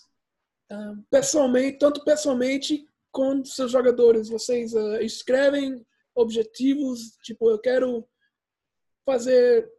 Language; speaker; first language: Portuguese; early bilingual, heritage; Portuguese